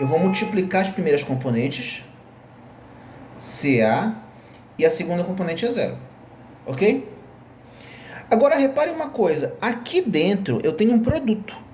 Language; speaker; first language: Portuguese; native; Portuguese